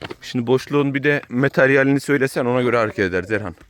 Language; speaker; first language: Turkish; native; Turkish